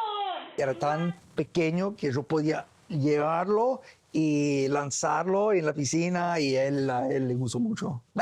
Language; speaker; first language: Spanish; non-native, learner; English